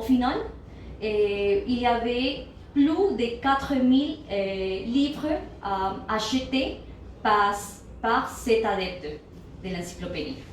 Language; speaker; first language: French; non-native, learner; Spanish